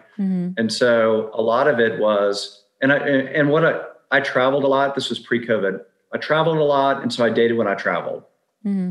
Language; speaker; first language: English; native; English